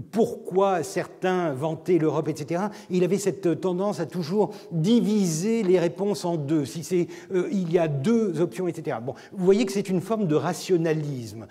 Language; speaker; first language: French; non-native, fluent; Turkish